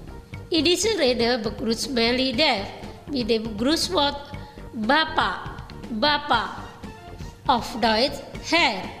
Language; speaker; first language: German; non-native, fluent; Indonesian